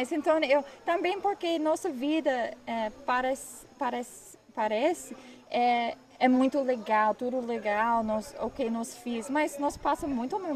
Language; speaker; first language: Portuguese; non-native, learner; English